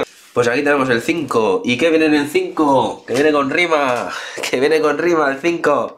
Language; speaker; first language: Spanish; native; Spanish